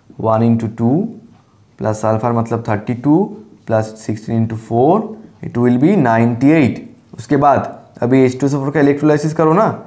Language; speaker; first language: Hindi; non-native, local second language; Bangla